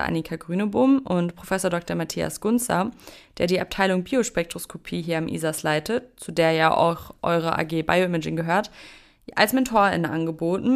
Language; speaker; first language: German; native; German